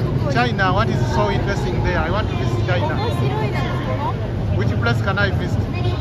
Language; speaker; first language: English; non-native, learner; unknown